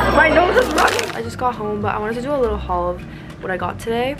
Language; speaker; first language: English; native; English